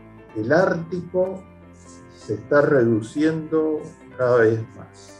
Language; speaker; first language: Spanish; native; Spanish